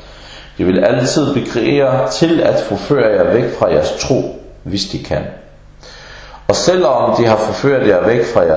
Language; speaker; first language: Danish; early bilingual, other home language; Arabic